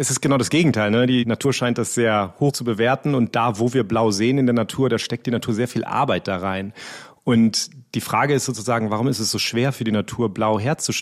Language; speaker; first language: German; native; German